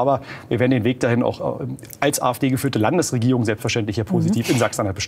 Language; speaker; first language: German; native; German